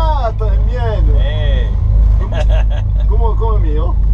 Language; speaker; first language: Spanish; non-native, learner; French